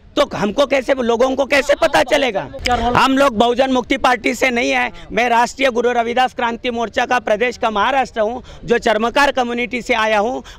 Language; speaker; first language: Hindi; non-native, local second language; Marathi